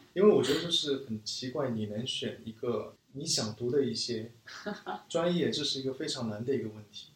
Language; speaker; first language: Chinese; early bilingual, other home language; Korean